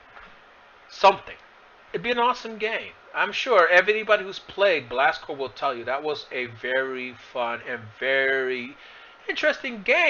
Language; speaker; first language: English; native; English